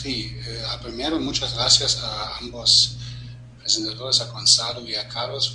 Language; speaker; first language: Spanish; non-native, fluent; German